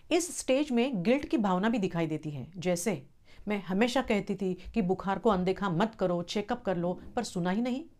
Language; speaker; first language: Hindi; non-native, local second language; Marathi